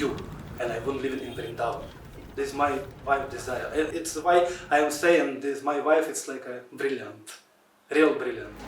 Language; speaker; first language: English; non-native, learner; Russian